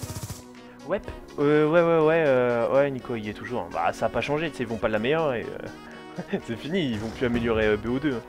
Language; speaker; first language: French; native; French